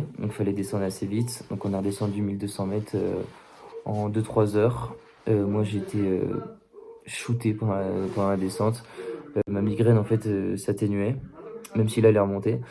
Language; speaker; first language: French; native; French